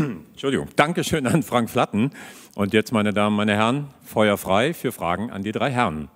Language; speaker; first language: German; native; German